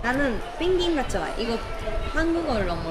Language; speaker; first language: Korean; non-native, learner; Japanese